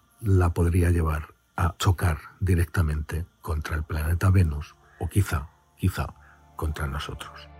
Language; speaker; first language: Spanish; native; Spanish